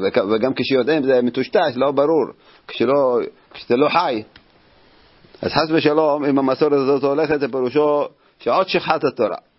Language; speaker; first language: Hebrew; native; Hebrew